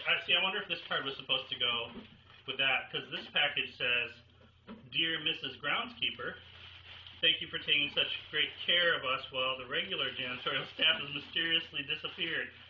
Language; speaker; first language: English; native; English